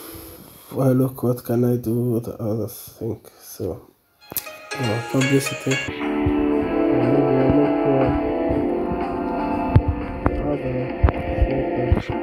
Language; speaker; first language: English; non-native, learner; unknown